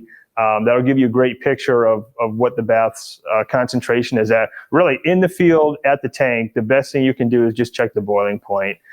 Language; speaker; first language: English; native; English